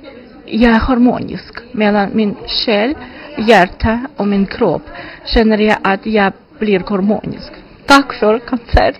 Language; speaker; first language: Swedish; non-native, fluent; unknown